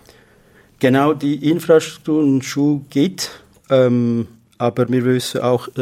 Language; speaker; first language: German; non-native, fluent; Kurdish